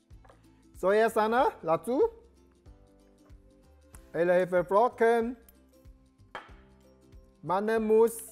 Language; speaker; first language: German; non-native, learner; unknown